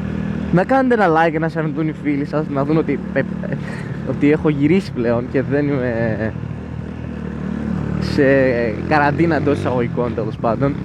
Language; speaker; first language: Greek; native; Greek